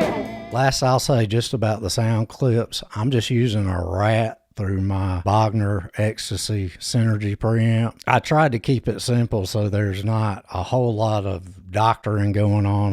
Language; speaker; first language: English; native; English